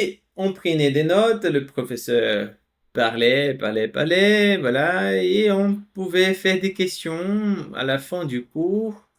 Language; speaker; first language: French; non-native, fluent; Portuguese